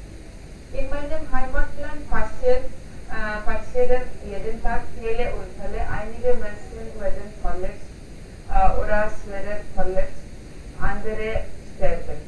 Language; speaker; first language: German; non-native, learner; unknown